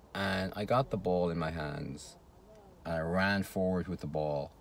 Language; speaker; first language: English; native; English